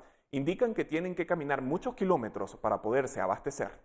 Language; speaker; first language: Spanish; native; Spanish